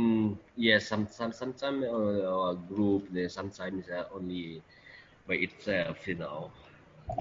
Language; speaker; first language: English; non-native, learner; Indonesian